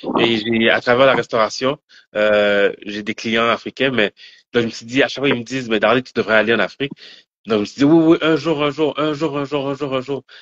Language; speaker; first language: French; native; French